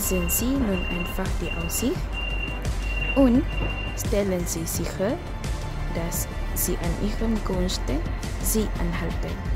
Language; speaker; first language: German; non-native, learner; Malay